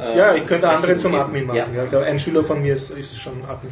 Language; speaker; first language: German; native; German